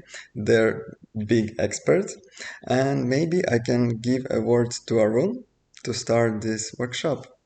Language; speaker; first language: English; non-native, fluent; Russian